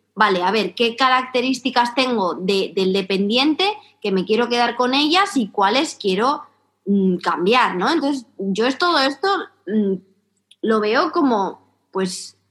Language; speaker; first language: Spanish; native; Spanish